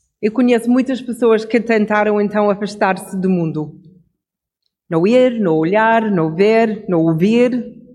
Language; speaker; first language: Portuguese; non-native, fluent; English